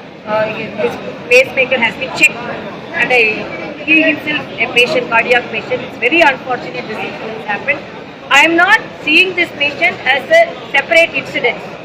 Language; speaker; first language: English; non-native, local second language; Tamil